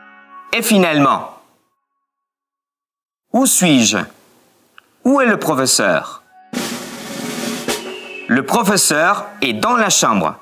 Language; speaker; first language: French; non-native, fluent; Spanish